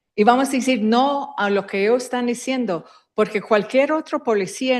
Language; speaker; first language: Spanish; early bilingual, heritage; Spanish